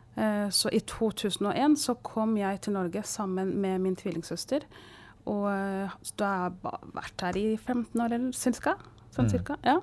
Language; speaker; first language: Swedish; non-native, fluent; Kinyarwanda